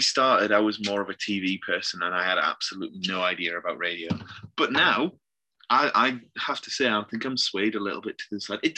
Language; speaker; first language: English; native; English